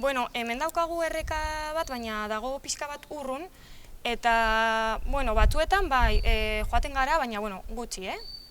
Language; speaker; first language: Basque; non-native, local second language; Spanish